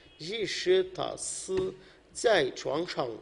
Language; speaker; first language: Chinese; non-native, learner; Arabic